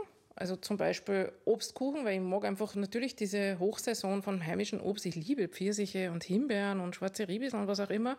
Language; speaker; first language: German; native; German